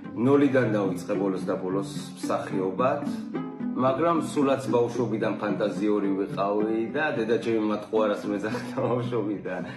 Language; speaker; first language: Georgian; early bilingual, heritage; Georgian